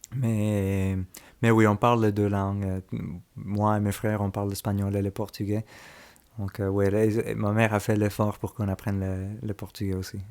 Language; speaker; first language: French; early bilingual, other home language; Spanish